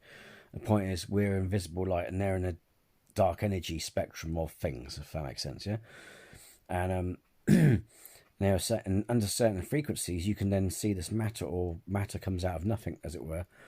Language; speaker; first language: English; native; English